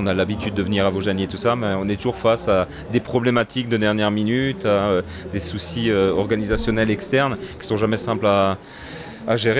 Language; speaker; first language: French; native; French